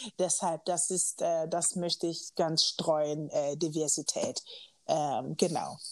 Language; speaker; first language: German; early bilingual, other home language; Akan